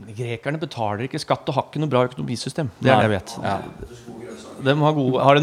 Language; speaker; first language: Norwegian; native; Norwegian